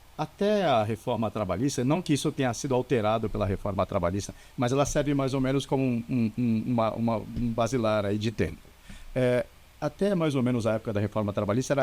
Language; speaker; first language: Portuguese; native; Portuguese